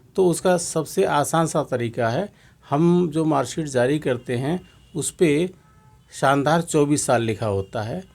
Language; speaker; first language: Hindi; native; Hindi